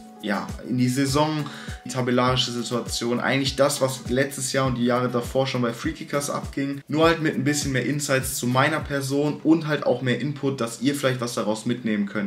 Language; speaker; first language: German; native; German